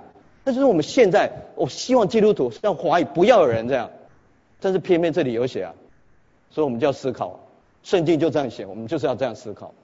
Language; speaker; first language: Chinese; native; Chinese